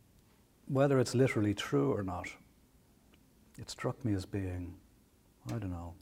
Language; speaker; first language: English; native; English